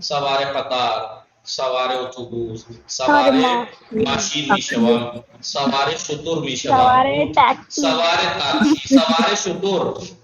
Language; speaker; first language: Persian; non-native, fluent; Urdu